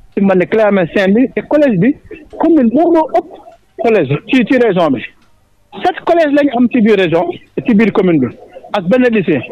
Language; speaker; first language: Wolof; non-native, local second language; Mandingo